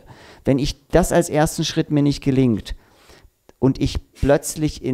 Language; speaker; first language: German; native; German